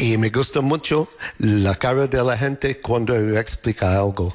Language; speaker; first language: Spanish; non-native, learner; English